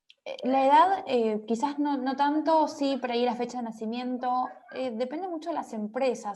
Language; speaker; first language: Spanish; native; Spanish